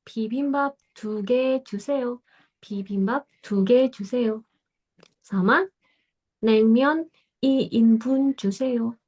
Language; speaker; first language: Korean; non-native, fluent; Indonesian